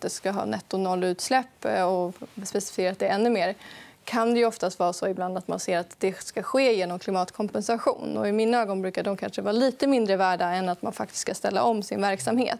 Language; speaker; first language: Swedish; native; Swedish